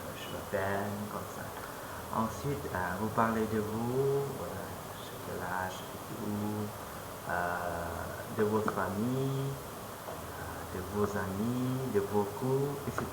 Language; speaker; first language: French; non-native, fluent; Lao